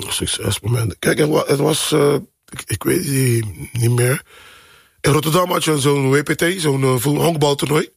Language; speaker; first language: Dutch; non-native, local second language; Papiamento